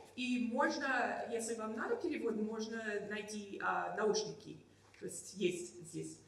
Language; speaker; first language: Russian; non-native, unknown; English